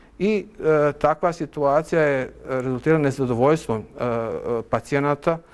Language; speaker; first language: Croatian; native; Croatian